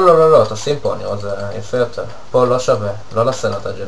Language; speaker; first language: Hebrew; native; Hebrew